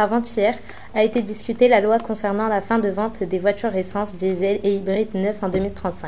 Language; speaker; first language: French; native; French